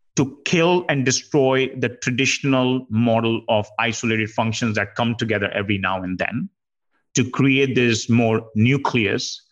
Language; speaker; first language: English; non-native, local second language; Hindi